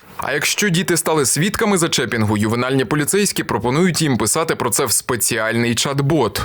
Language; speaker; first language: Ukrainian; native; Ukrainian